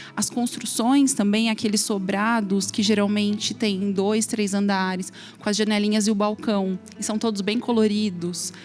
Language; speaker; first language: Portuguese; native; Portuguese